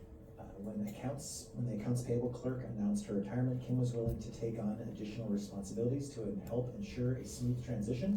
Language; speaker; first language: English; native; English